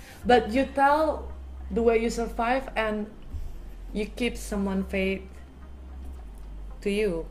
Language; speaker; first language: English; non-native, fluent; Indonesian